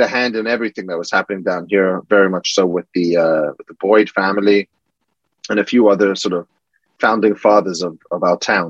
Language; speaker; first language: English; native; English